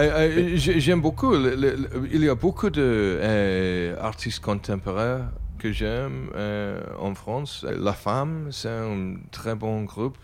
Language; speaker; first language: French; non-native, learner; English